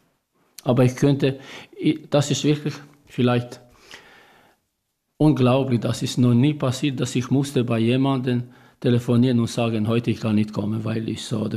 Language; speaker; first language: German; non-native, learner; Albanian